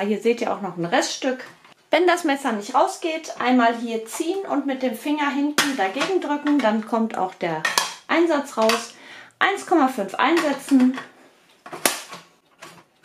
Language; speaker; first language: German; native; German